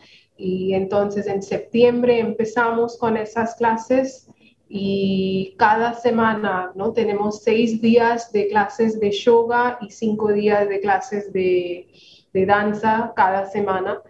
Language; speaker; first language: Spanish; non-native, fluent; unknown